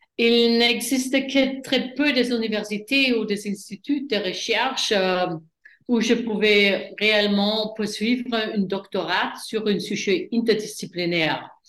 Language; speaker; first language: French; non-native, fluent; German